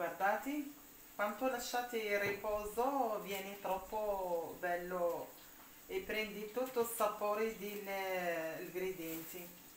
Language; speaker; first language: Italian; non-native, learner; Arabic